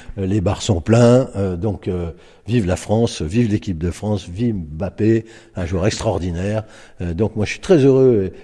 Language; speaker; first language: French; native; French